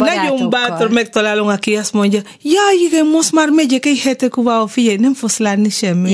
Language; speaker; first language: Hungarian; non-native, fluent; Spanish